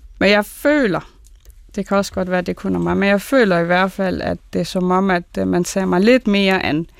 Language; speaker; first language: Danish; early bilingual, other home language; Arabic